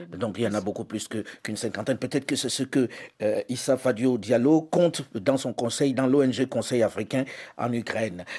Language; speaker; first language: French; native; French